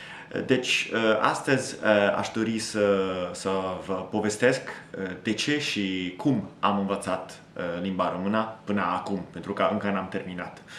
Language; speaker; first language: Romanian; non-native, fluent; Italian